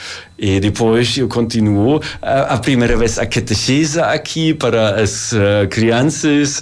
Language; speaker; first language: Portuguese; non-native, learner; German